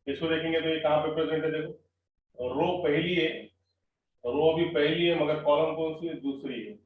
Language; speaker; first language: Hindi; non-native, local second language; Marathi